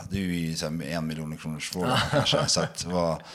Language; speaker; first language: Swedish; native; Swedish